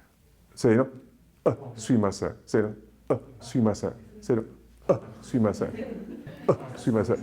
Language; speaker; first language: Japanese; non-native, fluent; English